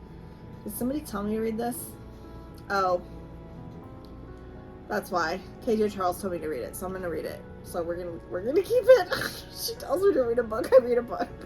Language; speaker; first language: English; native; English